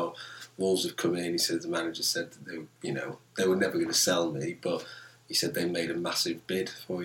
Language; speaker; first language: English; native; English